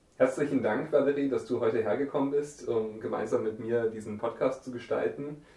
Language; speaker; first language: German; native; German